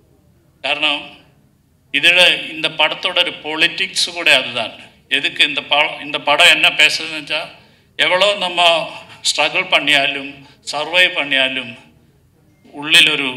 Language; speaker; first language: Tamil; non-native, learner; Malayalam